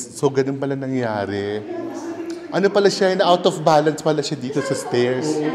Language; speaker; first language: Filipino; native; Filipino